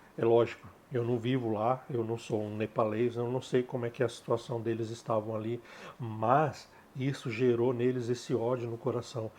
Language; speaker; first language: Portuguese; native; Portuguese